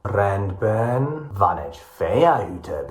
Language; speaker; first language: Hungarian; non-native, learner; English